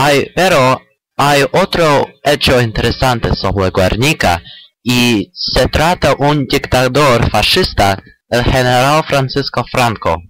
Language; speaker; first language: Spanish; non-native, learner; English